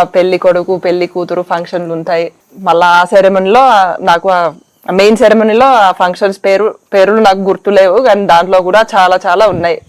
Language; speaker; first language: Telugu; non-native, fluent; Finnish